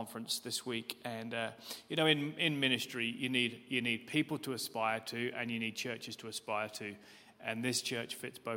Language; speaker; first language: English; native; English